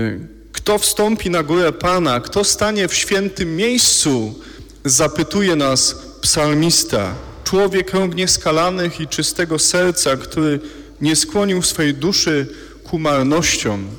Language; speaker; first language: Polish; native; Polish